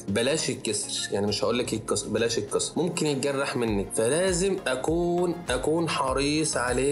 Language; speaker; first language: Arabic; native; Arabic